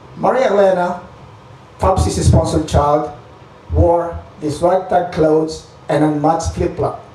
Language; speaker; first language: English; non-native, local second language; Filipino